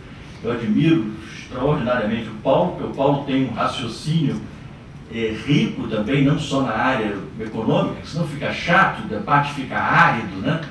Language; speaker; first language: Portuguese; native; Portuguese